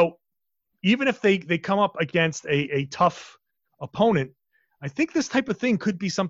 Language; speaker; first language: English; native; English